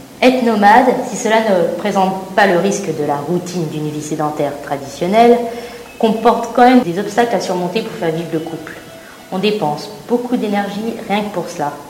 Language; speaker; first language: French; native; French